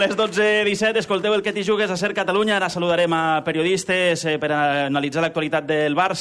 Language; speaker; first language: Catalan; native; Catalan